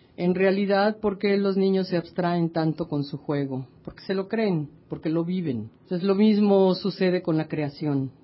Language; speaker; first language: Spanish; native; Spanish